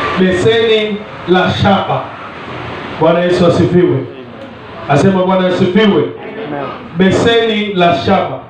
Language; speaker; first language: Swahili; non-native, local second language; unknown